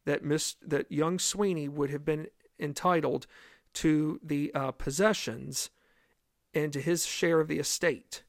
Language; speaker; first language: English; native; English